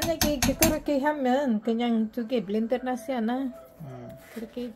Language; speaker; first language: Korean; non-native, learner; Filipino